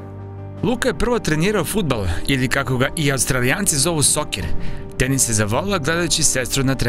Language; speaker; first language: Serbian; native; Serbian